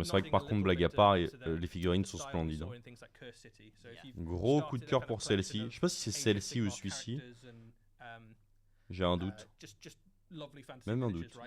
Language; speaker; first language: French; native; French